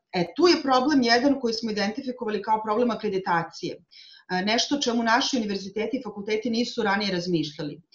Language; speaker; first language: Serbian; native; Serbian